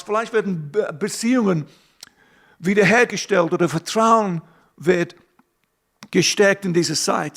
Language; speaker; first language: German; non-native, fluent; English